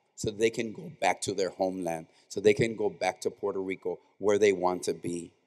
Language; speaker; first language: English; native; English